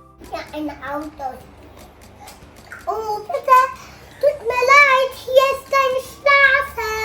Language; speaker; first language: German; early bilingual, other home language; Telugu